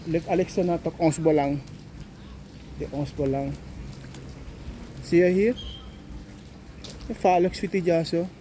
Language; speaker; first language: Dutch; non-native, local second language; Sranan Tongo